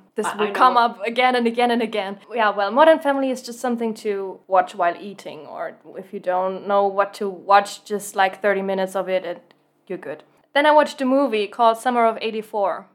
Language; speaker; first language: English; non-native, fluent; German